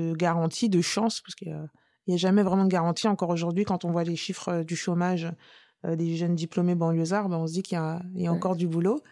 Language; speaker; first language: French; native; French